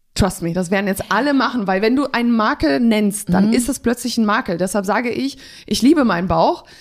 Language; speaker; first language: German; early bilingual, other home language; Polish